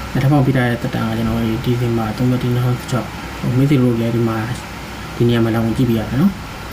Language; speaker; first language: Burmese; native; Burmese